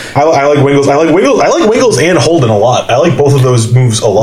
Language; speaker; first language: English; native; English